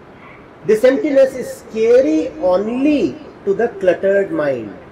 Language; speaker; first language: English; non-native, local second language; Hindi